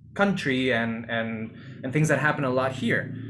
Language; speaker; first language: English; non-native, fluent; Spanish